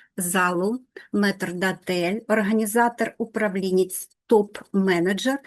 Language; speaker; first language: Ukrainian; non-native, local second language; Russian